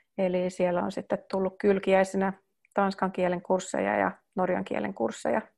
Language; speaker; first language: Finnish; early bilingual, heritage; Finnish